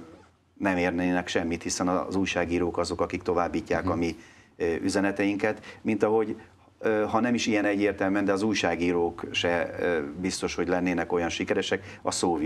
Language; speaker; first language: Hungarian; native; Hungarian